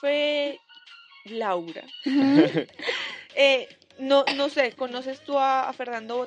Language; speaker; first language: Spanish; native; Spanish